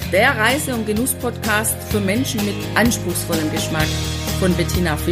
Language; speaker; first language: German; native; German